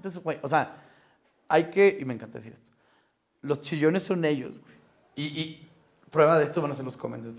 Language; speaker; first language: Spanish; native; Spanish